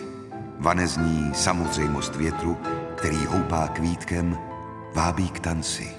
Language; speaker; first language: Czech; native; Czech